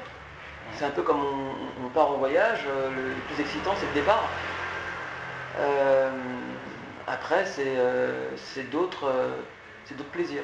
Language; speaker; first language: French; native; French